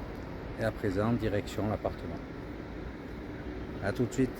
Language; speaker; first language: French; native; French